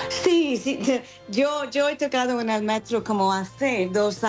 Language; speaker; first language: Spanish; non-native, fluent; English